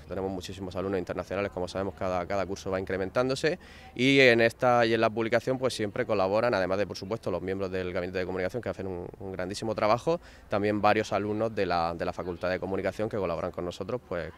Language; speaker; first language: Spanish; native; Spanish